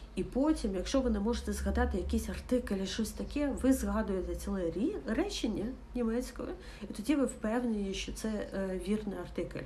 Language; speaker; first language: Ukrainian; non-native, local second language; Russian